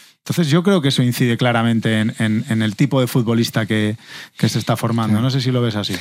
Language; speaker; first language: Spanish; native; Spanish